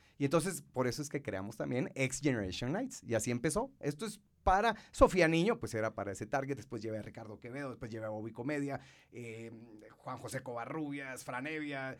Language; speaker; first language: Spanish; native; Spanish